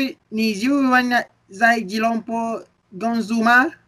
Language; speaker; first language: Chinese; non-native, learner; Malay